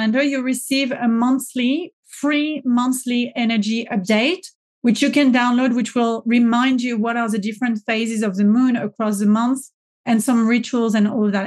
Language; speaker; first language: English; non-native, fluent; French